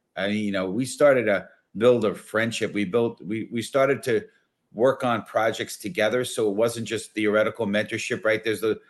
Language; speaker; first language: English; native; English